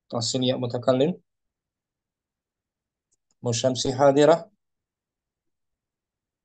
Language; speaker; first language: Arabic; non-native, fluent; Indonesian